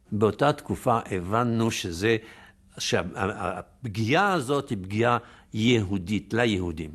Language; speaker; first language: Hebrew; non-native, fluent; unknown